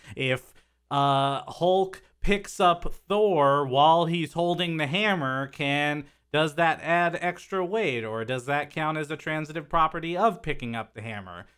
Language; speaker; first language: English; native; English